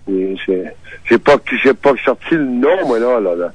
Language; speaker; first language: French; native; French